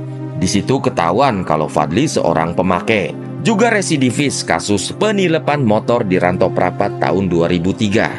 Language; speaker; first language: Indonesian; native; Indonesian